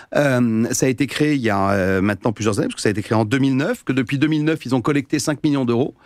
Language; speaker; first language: French; native; French